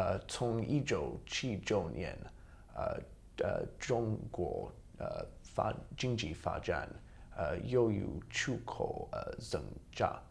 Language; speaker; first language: Chinese; non-native, learner; English